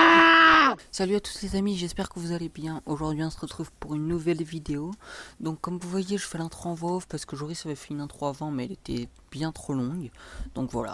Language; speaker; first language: French; native; French